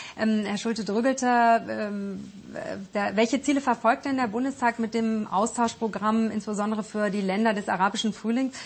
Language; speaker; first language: German; native; German